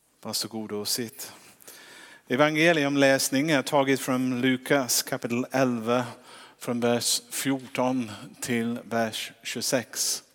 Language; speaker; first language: Swedish; non-native, fluent; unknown